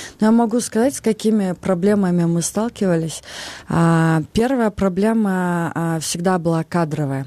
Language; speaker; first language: Russian; non-native, local second language; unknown